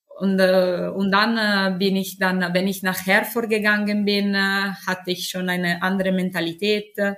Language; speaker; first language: German; non-native, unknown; Italian